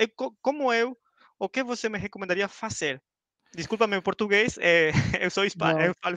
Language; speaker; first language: Portuguese; non-native, fluent; Spanish